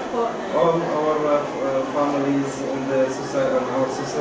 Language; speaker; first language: English; non-native, learner; Arabic